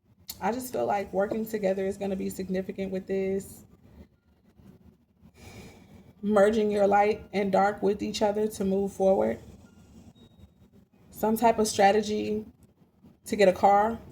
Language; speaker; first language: English; native; English